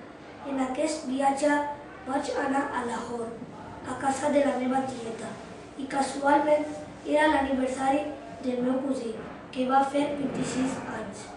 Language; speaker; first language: Catalan; early bilingual, other home language; Urdu